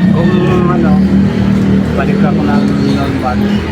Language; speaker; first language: Filipino; non-native, learner; Japanese